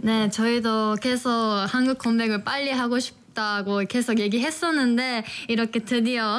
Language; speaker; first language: Korean; non-native, fluent; Japanese